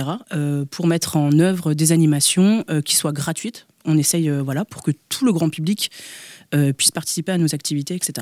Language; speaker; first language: French; native; French